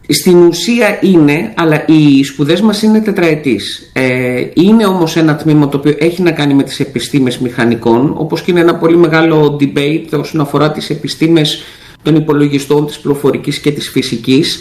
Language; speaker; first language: Greek; native; Greek